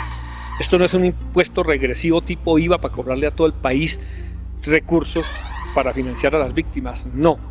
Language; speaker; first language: Spanish; native; Spanish